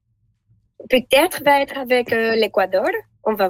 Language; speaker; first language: French; non-native, learner; Spanish